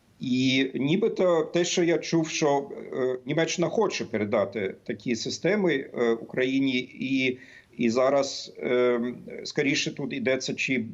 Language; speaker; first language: Ukrainian; non-native, fluent; German